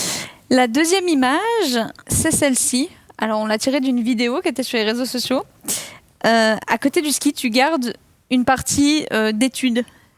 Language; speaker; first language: French; native; French